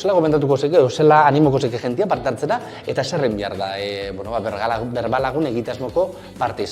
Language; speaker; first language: Basque; native; Basque